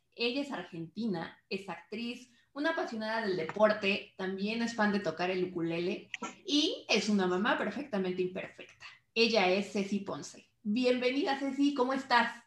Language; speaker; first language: Spanish; native; Spanish